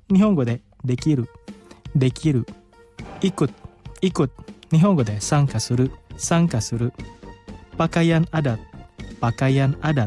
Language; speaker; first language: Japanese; non-native, fluent; Indonesian